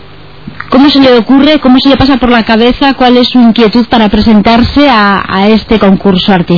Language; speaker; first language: Spanish; native; Spanish